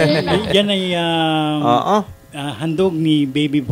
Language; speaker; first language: Filipino; native; Filipino